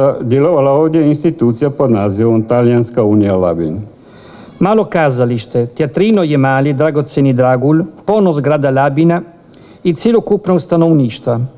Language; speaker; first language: Croatian; native; Croatian